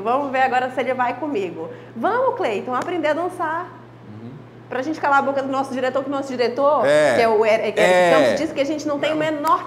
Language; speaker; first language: Portuguese; native; Portuguese